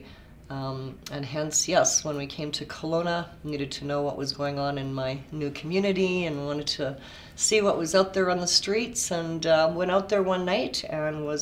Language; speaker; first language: English; native; English